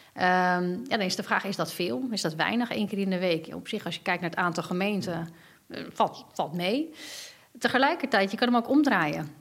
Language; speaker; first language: Dutch; native; Dutch